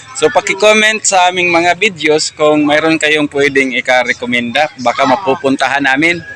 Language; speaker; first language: Filipino; non-native, local second language; Cebuano